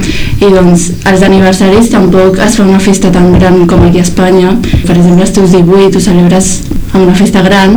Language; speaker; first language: Catalan; early bilingual, other home language; Chinese